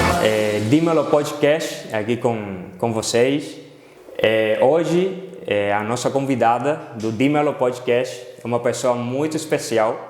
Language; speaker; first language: Portuguese; non-native, fluent; Spanish